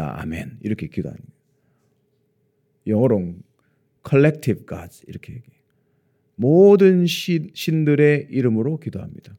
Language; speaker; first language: Korean; native; Korean